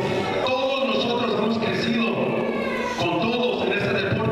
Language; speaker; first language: Spanish; early bilingual, heritage; Spanish